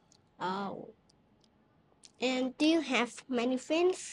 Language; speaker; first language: English; non-native, learner; Thai